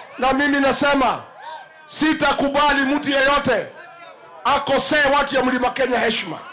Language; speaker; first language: Swahili; non-native, local second language; Kikuyu